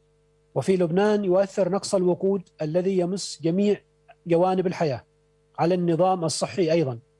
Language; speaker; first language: Arabic; native; Arabic